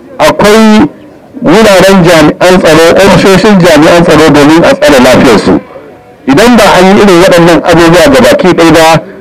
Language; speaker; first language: Hausa; native; Hausa